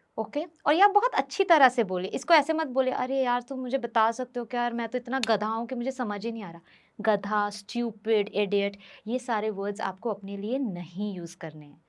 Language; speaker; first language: Hindi; non-native, local second language; Bhojpuri